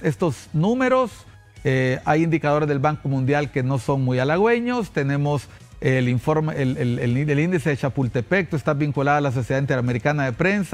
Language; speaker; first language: Spanish; native; Spanish